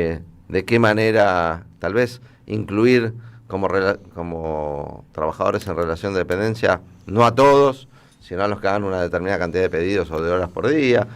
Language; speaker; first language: Spanish; native; Spanish